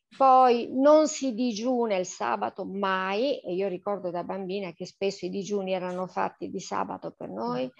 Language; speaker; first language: Italian; native; Italian